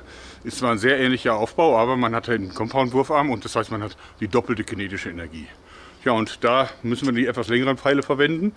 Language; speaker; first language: German; native; German